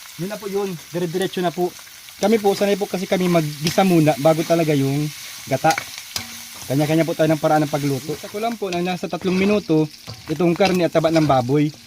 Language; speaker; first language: Filipino; non-native, local second language; Bikol